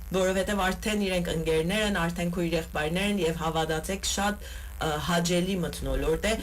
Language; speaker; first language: Armenian; early bilingual, heritage; Armenian